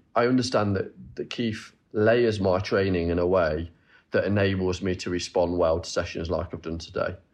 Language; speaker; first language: English; native; English